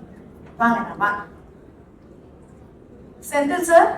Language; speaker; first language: Tamil; native; Tamil